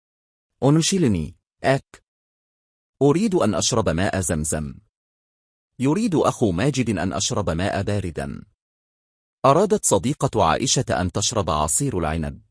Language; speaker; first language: Arabic; non-native, fluent; Bangla